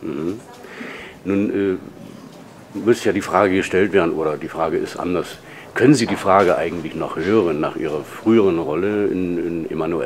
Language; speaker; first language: German; native; German